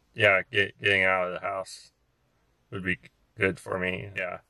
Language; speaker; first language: English; native; English